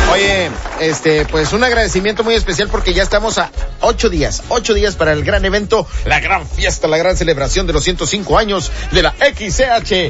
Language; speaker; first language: Spanish; native; Spanish